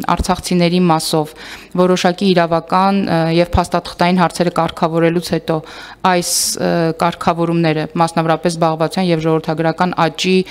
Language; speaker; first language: Armenian; native; Armenian